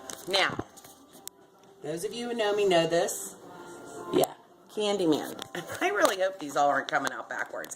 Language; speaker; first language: English; native; English